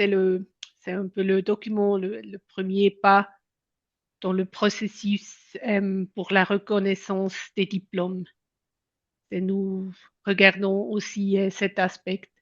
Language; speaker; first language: French; non-native, local second language; German